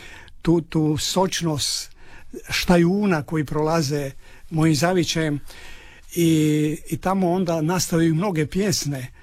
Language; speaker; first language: Croatian; native; Croatian